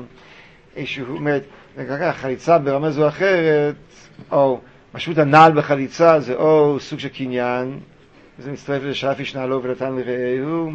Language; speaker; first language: Hebrew; native; Hebrew